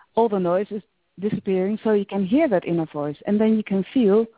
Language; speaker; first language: English; non-native, fluent; Dutch